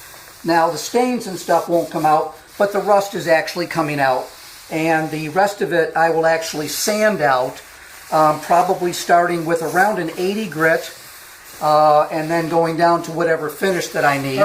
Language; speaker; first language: English; native; English